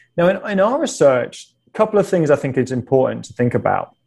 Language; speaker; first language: English; native; English